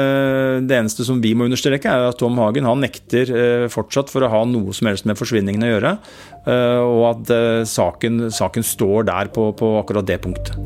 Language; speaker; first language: Norwegian; native; Norwegian